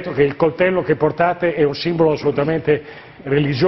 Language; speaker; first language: Italian; native; Italian